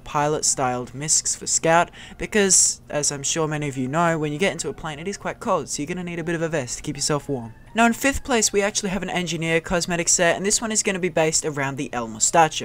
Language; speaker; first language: English; native; English